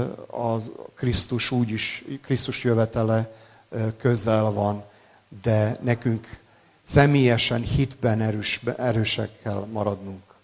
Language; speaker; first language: Hungarian; non-native, local second language; Serbian